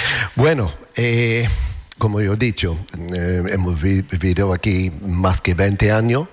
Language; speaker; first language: Spanish; non-native, learner; English